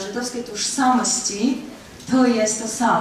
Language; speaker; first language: Polish; non-native, fluent; Russian